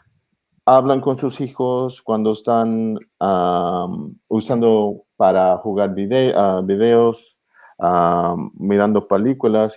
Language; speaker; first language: Spanish; early bilingual, heritage; English